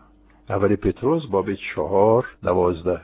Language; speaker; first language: Persian; non-native, fluent; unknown